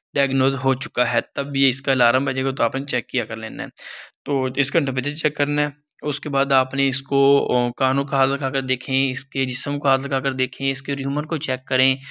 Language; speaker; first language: Urdu; non-native, local second language; Punjabi